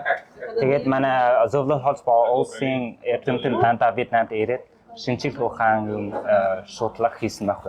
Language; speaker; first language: Mongolian; non-native, learner; Vietnamese